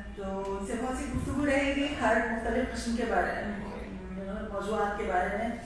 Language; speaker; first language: Urdu; native; Urdu